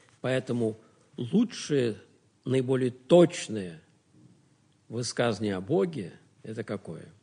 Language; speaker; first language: Russian; native; Russian